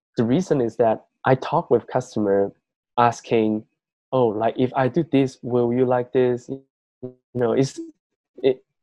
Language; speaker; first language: English; non-native, fluent; Chinese